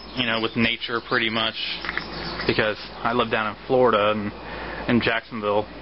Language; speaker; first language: English; native; English